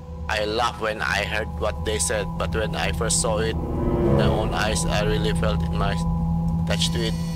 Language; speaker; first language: English; non-native, local second language; Filipino